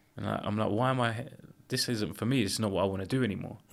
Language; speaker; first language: English; early bilingual, other home language; Greek